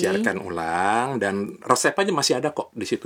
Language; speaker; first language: Indonesian; native; Indonesian